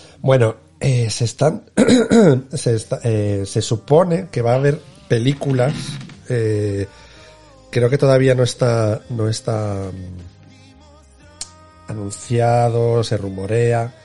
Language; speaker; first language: Spanish; native; Spanish